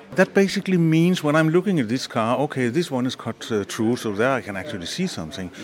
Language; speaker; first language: English; non-native, fluent; Danish